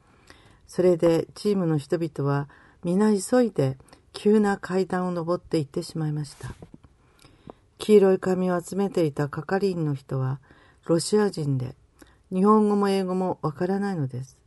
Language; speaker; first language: Japanese; native; Japanese